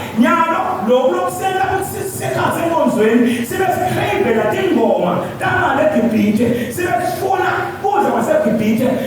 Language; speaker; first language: Zulu; non-native, local second language; Swati